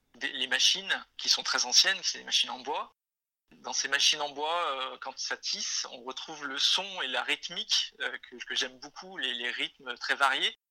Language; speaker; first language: French; native; French